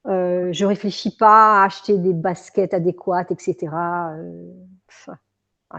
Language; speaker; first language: French; native; French